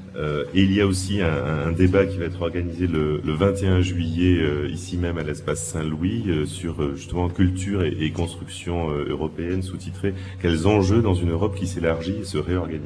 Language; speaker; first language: French; native; French